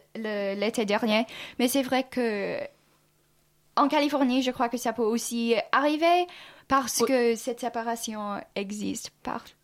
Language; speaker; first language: French; non-native, fluent; English